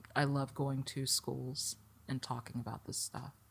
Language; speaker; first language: English; native; English